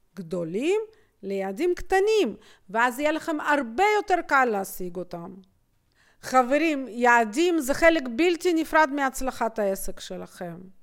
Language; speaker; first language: Hebrew; native; Hebrew